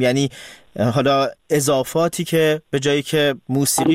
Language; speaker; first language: Persian; native; Persian